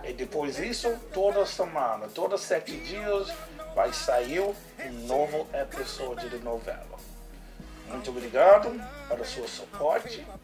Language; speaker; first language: Portuguese; non-native, learner; English